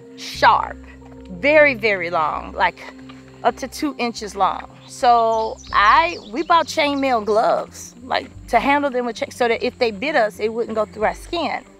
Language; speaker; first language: English; native; English